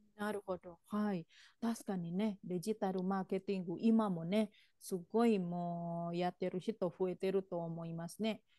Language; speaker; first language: Japanese; non-native, fluent; Indonesian